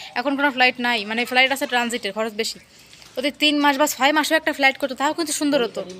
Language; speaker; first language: Bangla; native; Bangla